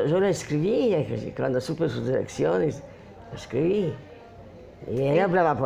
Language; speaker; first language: Spanish; non-native, fluent; Polish